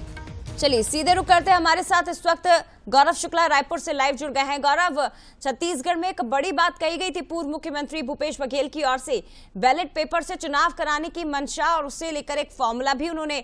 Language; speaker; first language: Hindi; native; Hindi